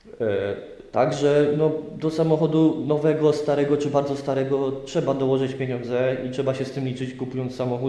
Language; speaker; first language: Polish; native; Polish